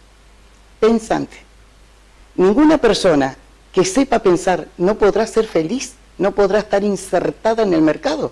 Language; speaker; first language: Spanish; native; Spanish